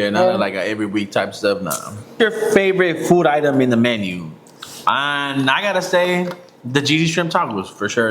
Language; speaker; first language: English; native; English